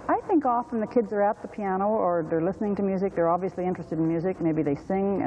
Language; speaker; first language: English; native; English